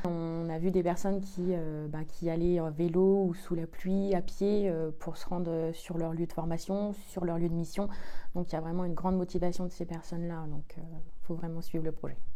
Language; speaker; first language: French; native; French